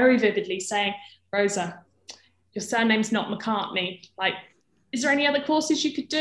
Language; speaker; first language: English; native; English